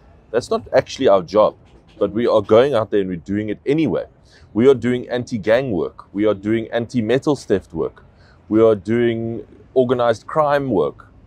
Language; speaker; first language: English; native; English